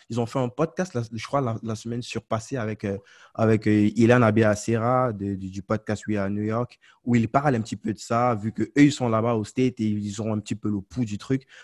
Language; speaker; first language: French; non-native, local second language; Ghomala